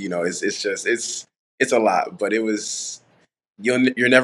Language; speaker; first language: English; native; English